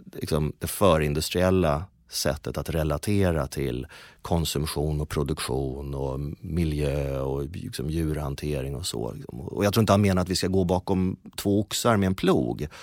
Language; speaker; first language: Swedish; native; Swedish